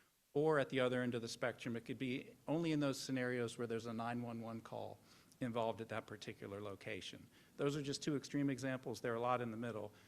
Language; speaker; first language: English; native; English